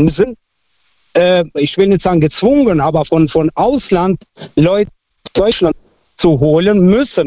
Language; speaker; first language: German; non-native, fluent; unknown